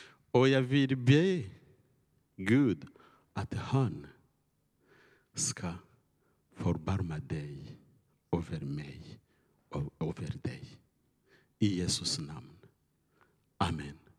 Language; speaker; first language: Swedish; non-native, learner; Kinyarwanda